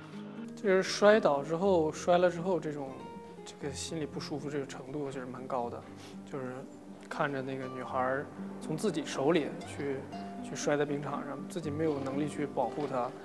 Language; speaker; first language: Chinese; native; Chinese